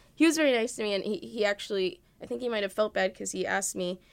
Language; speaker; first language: English; native; English